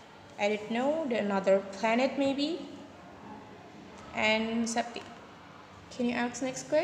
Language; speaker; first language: English; non-native, learner; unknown